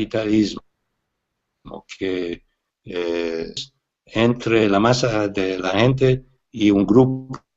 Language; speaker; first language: Spanish; non-native, fluent; English